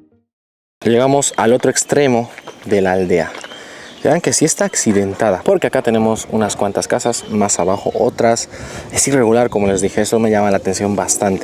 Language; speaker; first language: Spanish; native; Spanish